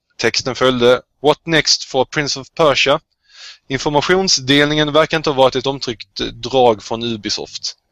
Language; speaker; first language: Swedish; native; Swedish